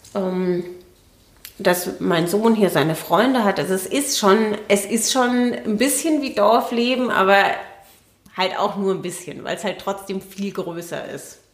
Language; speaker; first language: German; native; German